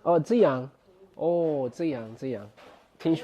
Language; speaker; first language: Chinese; non-native, fluent; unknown